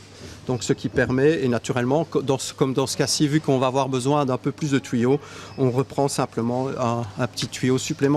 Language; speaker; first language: French; native; French